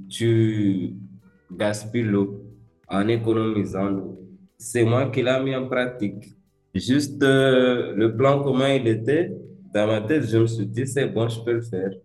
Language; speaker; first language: French; early bilingual, other home language; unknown